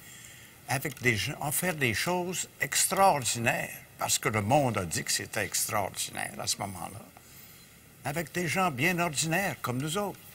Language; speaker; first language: French; native; French